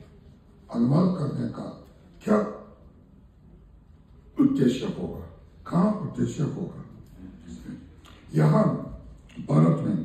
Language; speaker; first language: Hindi; non-native, fluent; Japanese